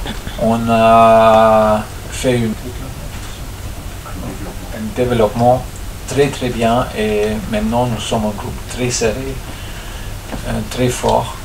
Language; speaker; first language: French; non-native, fluent; German